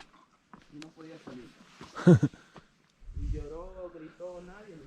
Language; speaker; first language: Spanish; native; Spanish